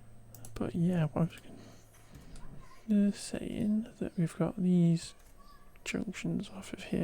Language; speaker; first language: English; native; English